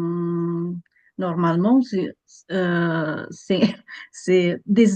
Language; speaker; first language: French; non-native, learner; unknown